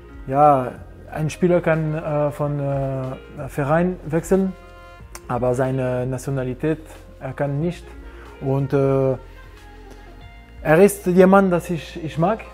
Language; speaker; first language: German; non-native, learner; French